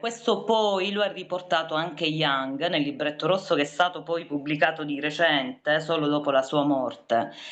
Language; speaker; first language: Italian; native; Italian